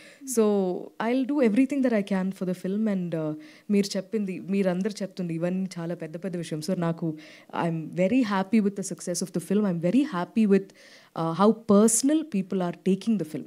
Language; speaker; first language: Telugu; non-native, fluent; Malayalam